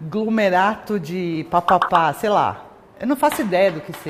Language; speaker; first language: Portuguese; native; Portuguese